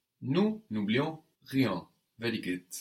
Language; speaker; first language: French; non-native, fluent; English